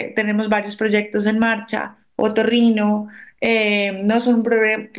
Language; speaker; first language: Spanish; native; Spanish